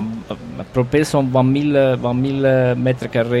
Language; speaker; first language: French; non-native, learner; Italian